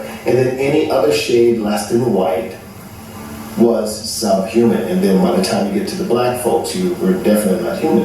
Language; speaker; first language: English; native; English